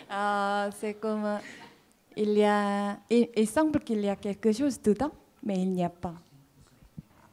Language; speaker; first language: French; non-native, fluent; Korean